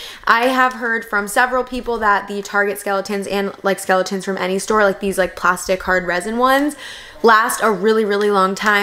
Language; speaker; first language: English; native; English